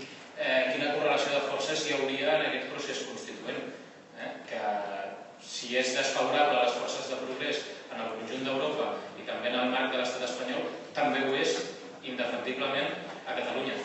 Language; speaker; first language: Catalan; native; Catalan